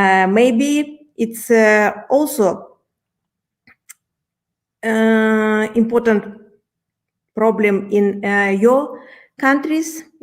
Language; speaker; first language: English; non-native, learner; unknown